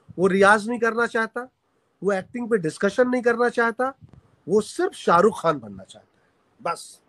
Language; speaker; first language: Hindi; native; Hindi